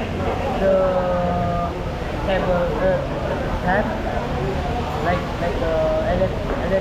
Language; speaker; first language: English; non-native, learner; Indonesian